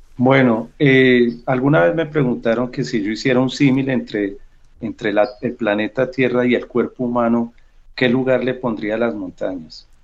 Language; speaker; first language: Spanish; native; Spanish